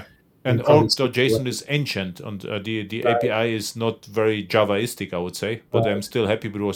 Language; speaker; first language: English; non-native, fluent; German